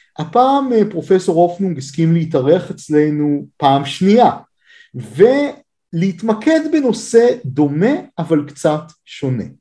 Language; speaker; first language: Hebrew; native; Hebrew